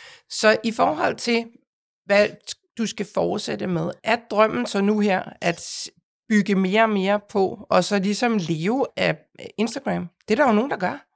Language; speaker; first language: Danish; native; Danish